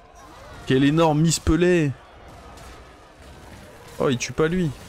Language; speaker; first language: French; native; French